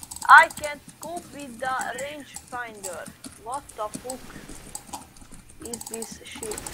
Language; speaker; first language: English; non-native, learner; Hungarian